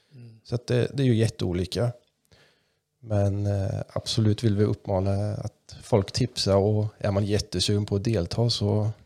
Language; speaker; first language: Swedish; non-native, local second language; German